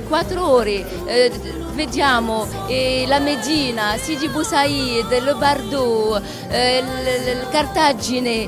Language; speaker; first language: Italian; non-native, fluent; Arabic